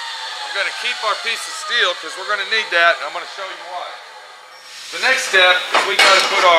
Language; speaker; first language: English; native; English